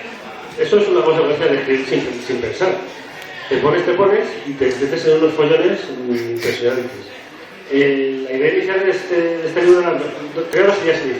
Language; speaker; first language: Spanish; native; Spanish